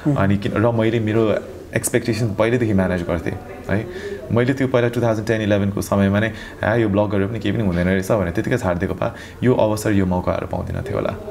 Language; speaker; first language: Nepali; early bilingual, heritage; Nepali